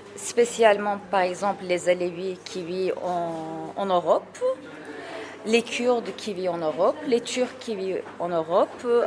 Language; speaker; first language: French; non-native, fluent; Turkish